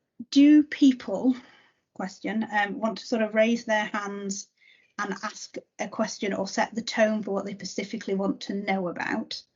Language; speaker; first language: English; native; English